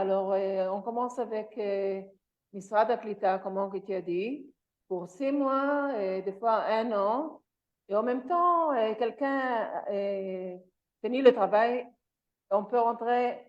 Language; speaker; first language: French; non-native, learner; Hebrew